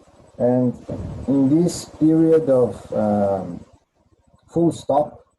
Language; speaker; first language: English; non-native, learner; Portuguese